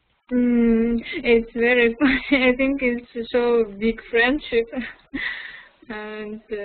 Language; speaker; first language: English; non-native, learner; Russian